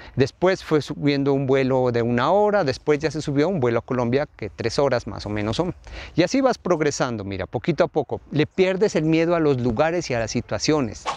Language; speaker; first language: Spanish; native; Spanish